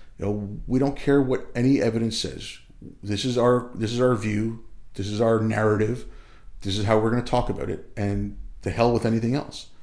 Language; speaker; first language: English; early bilingual, other home language; Urdu